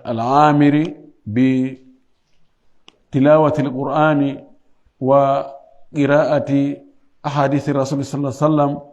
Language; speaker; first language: Arabic; non-native, fluent; Fula